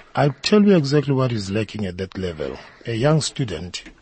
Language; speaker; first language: English; non-native, local second language; Zulu